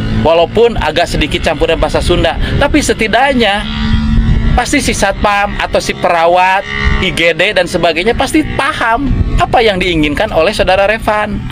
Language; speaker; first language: Indonesian; non-native, local second language; Sundanese